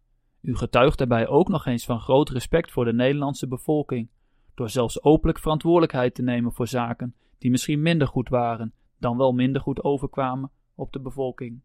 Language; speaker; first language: Dutch; native; Dutch